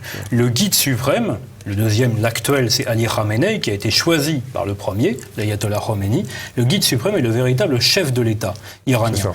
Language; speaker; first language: French; native; French